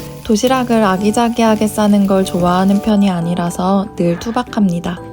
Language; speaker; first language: Korean; native; Korean